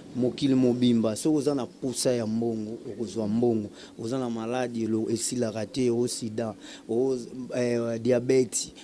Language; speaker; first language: Lingala; non-native, local second language; Kongo